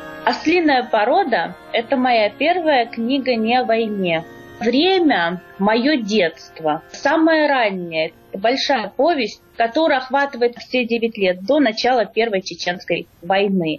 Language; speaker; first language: Russian; native; Russian